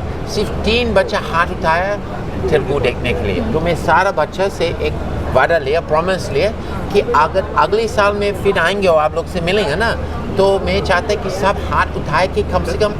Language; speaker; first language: Hindi; non-native, learner; English